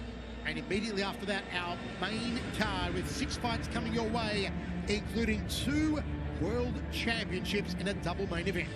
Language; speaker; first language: English; native; English